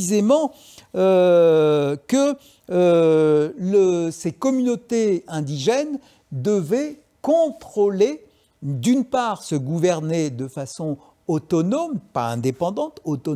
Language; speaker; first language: French; native; French